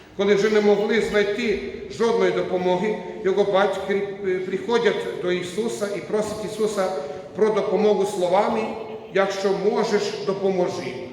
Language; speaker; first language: Ukrainian; non-native, learner; Croatian